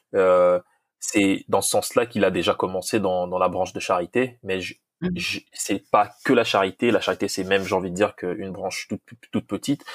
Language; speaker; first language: French; non-native, local second language; Lingala